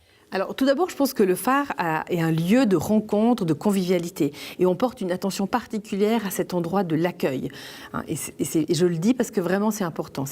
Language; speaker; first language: French; native; French